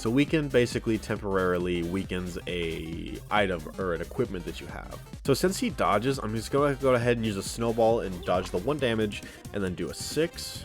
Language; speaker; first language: English; native; English